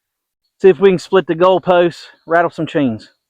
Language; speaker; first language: English; native; English